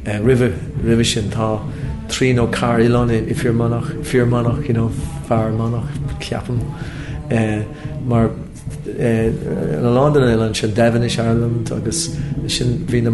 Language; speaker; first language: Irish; non-native, local second language; English